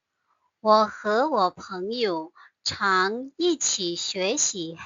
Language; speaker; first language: Chinese; non-native, fluent; Burmese